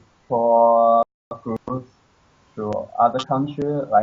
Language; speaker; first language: English; non-native, learner; Chinese